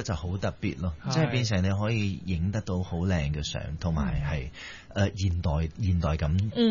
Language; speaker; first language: Cantonese; early bilingual, heritage; Cantonese